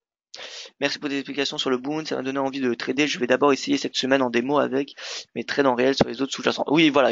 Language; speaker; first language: French; native; French